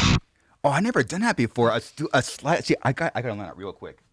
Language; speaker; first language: English; native; English